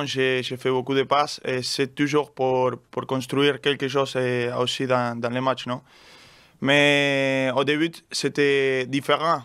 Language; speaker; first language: French; non-native, learner; Spanish